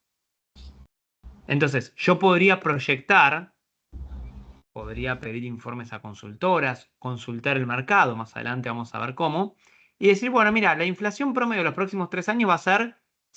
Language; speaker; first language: Spanish; native; Spanish